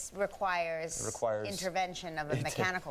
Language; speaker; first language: English; native; English